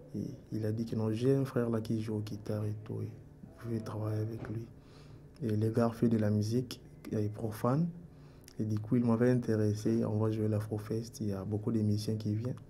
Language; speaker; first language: French; non-native, local second language; Lingala